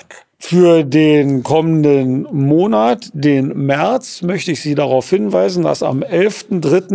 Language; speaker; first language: German; native; German